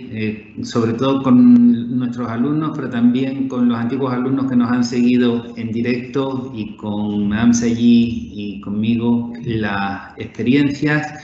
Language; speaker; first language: Spanish; native; Spanish